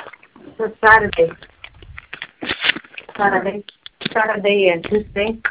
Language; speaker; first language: English; non-native, learner; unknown